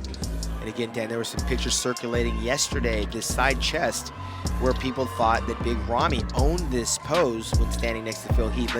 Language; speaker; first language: English; native; English